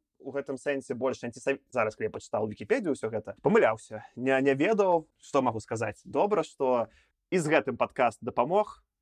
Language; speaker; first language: Belarusian; non-native, local second language; Russian